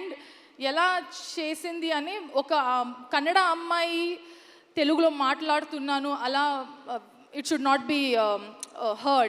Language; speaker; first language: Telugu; non-native, learner; Kannada